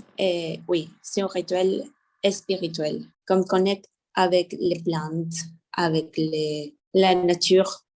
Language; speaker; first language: French; non-native, learner; Spanish